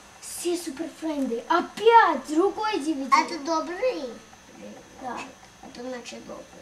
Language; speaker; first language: Russian; early bilingual, heritage; Russian